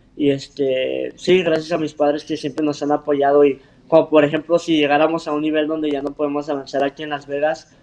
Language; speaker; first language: Spanish; early bilingual, heritage; Spanish